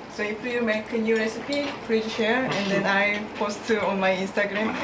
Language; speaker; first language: English; non-native, learner; Korean